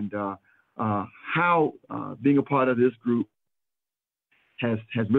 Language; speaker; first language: English; native; English